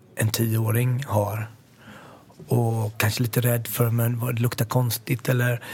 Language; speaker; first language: Swedish; native; Swedish